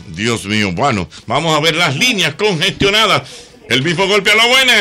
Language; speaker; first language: Spanish; native; Spanish